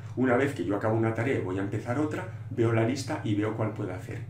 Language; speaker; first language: Spanish; non-native, local second language; Galician